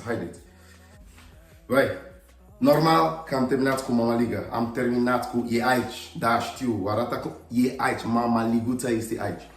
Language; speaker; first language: Romanian; non-native, learner; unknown